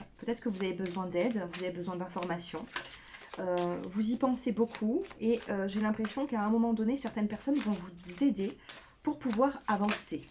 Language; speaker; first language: French; native; French